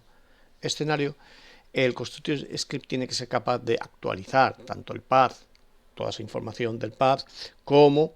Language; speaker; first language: Spanish; native; Spanish